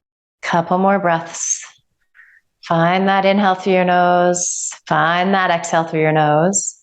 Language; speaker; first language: English; native; English